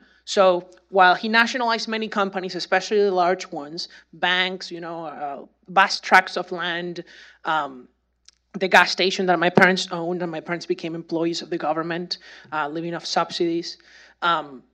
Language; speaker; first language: English; non-native, fluent; Spanish